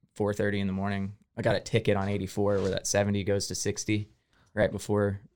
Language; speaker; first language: English; native; English